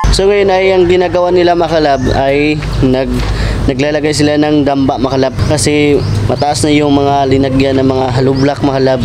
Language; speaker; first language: Filipino; non-native, local second language; Cebuano